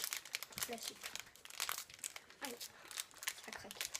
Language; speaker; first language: French; native; French